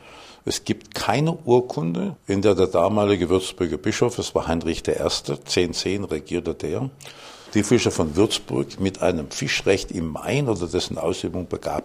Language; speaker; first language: German; native; German